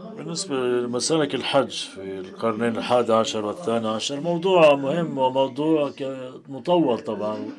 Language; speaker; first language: Arabic; non-native, fluent; Turkish